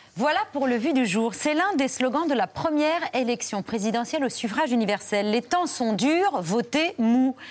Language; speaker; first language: French; native; French